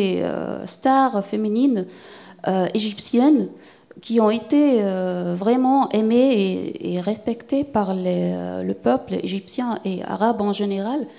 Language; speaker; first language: French; non-native, fluent; Arabic